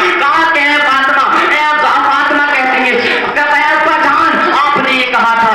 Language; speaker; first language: Urdu; native; Urdu